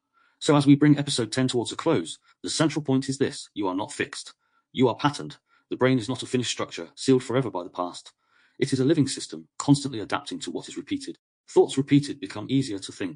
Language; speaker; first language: English; native; English